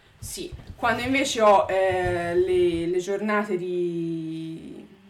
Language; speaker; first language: Italian; native; Italian